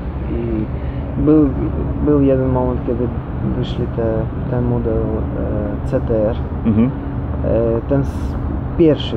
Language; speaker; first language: Polish; non-native, learner; Russian